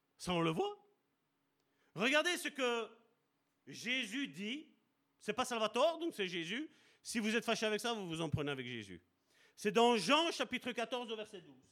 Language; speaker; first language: French; early bilingual, other home language; Italian